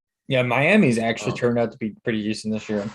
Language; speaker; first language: English; native; English